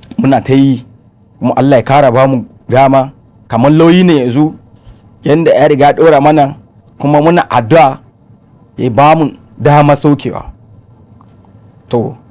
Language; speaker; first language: Hausa; non-native, local second language; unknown